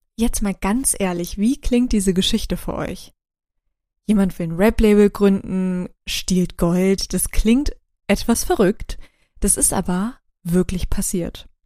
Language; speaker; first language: German; early bilingual, other home language; Turkish